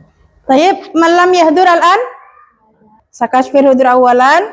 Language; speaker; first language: Arabic; non-native, fluent; Indonesian